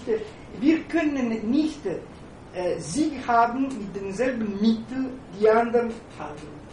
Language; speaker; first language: German; non-native, fluent; Italian